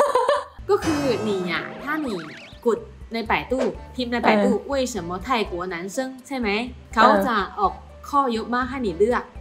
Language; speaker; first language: Thai; non-native, fluent; Chinese